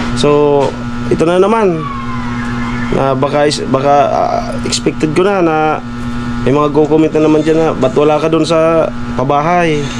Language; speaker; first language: Filipino; non-native, local second language; Bikol